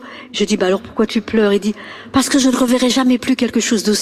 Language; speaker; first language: French; native; French